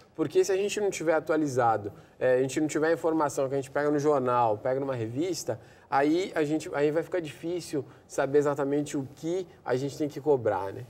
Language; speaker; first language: Portuguese; native; Portuguese